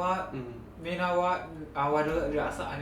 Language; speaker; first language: Japanese; non-native, learner; Vietnamese